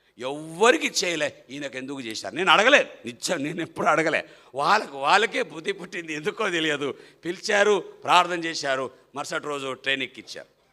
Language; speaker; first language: Telugu; non-native, fluent; Malayalam